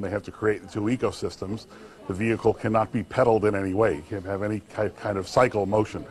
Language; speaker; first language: English; native; English